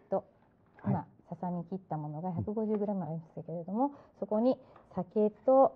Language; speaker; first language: Japanese; native; Japanese